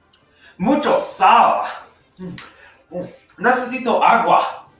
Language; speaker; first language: Spanish; non-native, learner; English